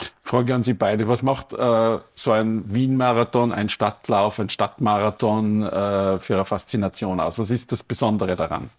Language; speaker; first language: German; native; German